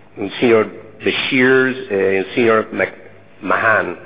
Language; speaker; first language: Italian; non-native, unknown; English